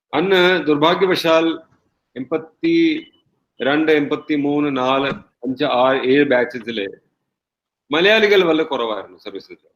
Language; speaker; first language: Malayalam; non-native, fluent; Hindi